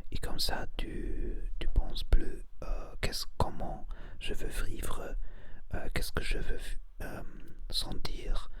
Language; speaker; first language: French; non-native, learner; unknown